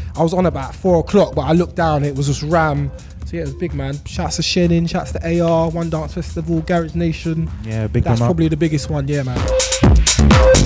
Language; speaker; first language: English; native; English